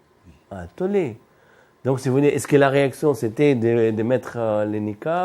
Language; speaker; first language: French; non-native, fluent; Arabic